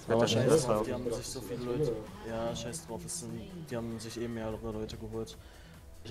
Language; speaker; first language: German; native; German